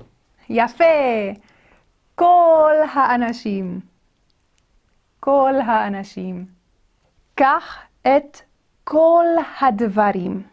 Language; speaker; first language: Hebrew; non-native, fluent; English